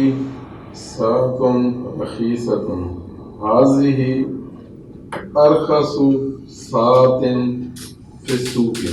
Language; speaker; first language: Arabic; non-native, learner; Urdu